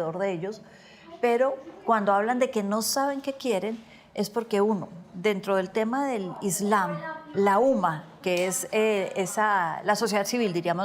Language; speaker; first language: Spanish; native; Spanish